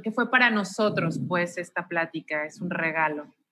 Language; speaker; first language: Spanish; native; Spanish